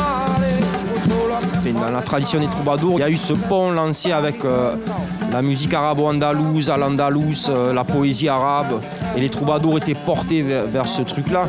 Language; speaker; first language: French; native; French